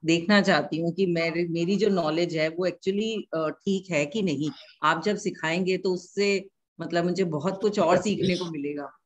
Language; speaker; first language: Hindi; native; Hindi